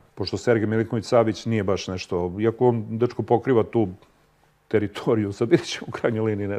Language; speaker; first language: Serbian; native; Serbian